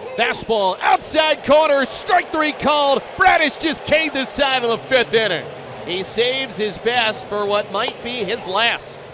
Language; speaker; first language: English; native; English